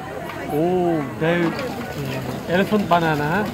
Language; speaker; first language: English; non-native, learner; Turkish